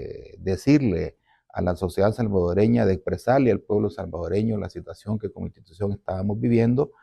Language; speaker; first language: Spanish; native; Spanish